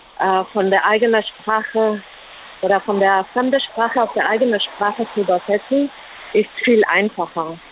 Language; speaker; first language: German; non-native, learner; Spanish